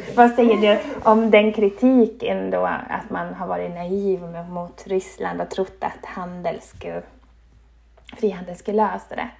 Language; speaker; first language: Swedish; native; Swedish